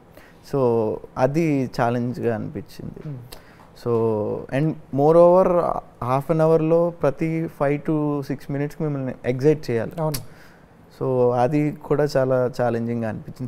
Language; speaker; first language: Telugu; native; Telugu